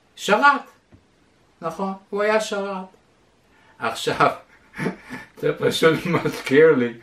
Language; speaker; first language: Hebrew; non-native, fluent; English